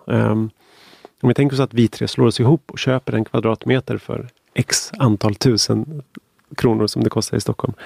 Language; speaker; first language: Swedish; native; Swedish